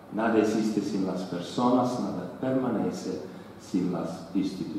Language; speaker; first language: Spanish; non-native, learner; Italian